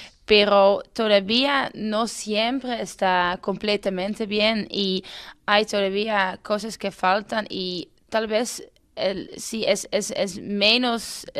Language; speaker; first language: Spanish; non-native, learner; Dutch